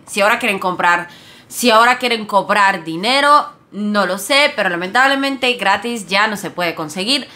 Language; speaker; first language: Spanish; non-native, fluent; Bulgarian